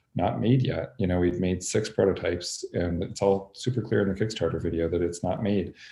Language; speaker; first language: English; native; English